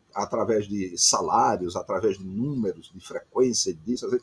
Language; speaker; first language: Portuguese; native; Portuguese